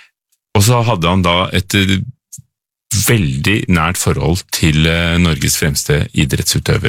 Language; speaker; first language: Norwegian; native; Norwegian